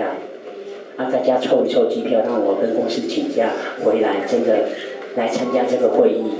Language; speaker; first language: Chinese; native; Chinese